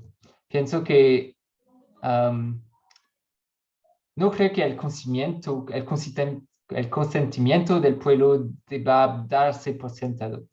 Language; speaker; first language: Spanish; non-native, learner; French